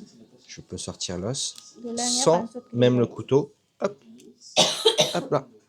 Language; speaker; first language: French; native; French